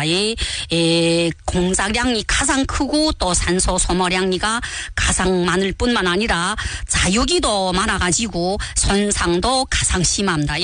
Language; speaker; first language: Korean; native; Korean